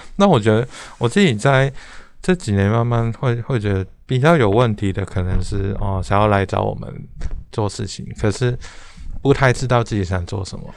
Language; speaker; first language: Chinese; non-native, fluent; Cantonese